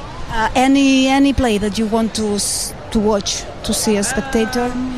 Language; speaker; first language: English; non-native, learner; Catalan